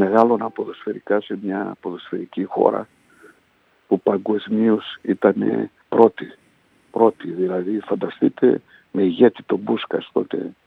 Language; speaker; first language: Greek; early bilingual, heritage; Greek